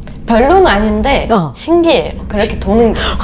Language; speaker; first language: Korean; early bilingual, other home language; English